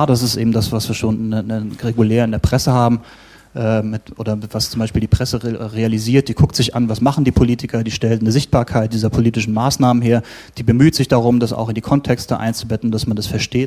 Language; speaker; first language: German; native; German